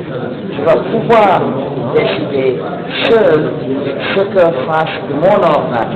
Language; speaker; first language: French; non-native, fluent; English